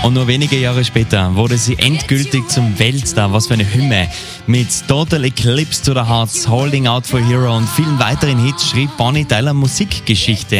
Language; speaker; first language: German; native; German